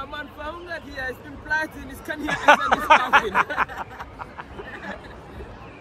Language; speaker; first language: German; non-native, learner; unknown